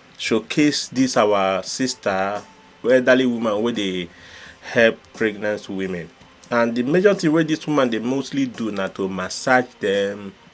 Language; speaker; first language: Nigerian Pidgin; non-native, local second language; Igbo